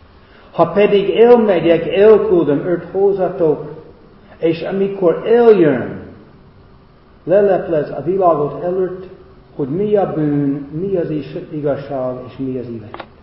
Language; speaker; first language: Hungarian; non-native, fluent; English